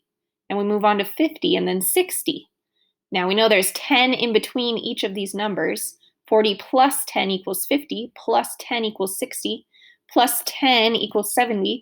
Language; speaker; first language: English; native; English